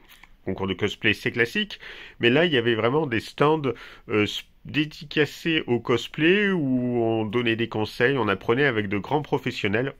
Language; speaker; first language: French; native; French